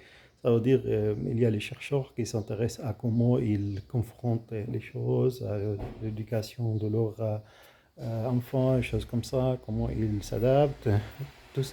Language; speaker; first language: French; non-native, fluent; Arabic